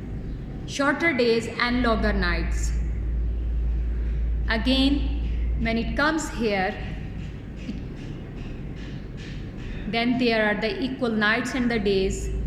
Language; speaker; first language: English; non-native, local second language; Urdu